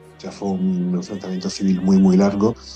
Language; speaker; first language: Spanish; native; Spanish